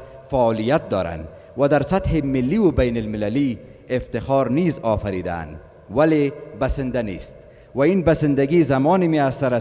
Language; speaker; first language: Persian; native; Persian